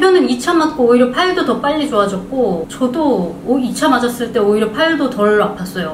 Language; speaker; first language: Korean; early bilingual, heritage; Korean